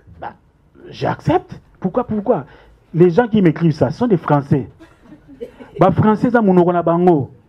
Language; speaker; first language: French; non-native, local second language; Lingala